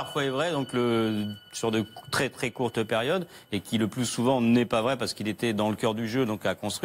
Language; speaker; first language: French; native; French